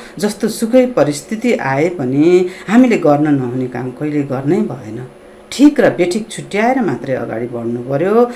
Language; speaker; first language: Nepali; native; Nepali